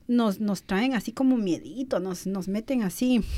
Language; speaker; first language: Spanish; early bilingual, other home language; English